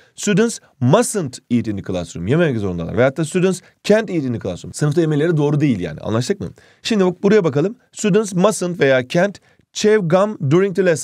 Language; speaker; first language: English; non-native, fluent; Turkish